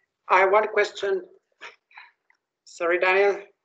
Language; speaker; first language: English; non-native, fluent; Finnish